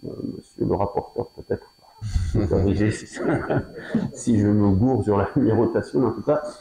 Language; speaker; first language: French; non-native, local second language; Arabic